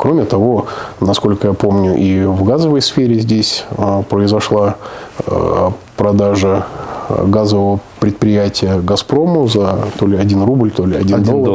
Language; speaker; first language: Russian; native; Russian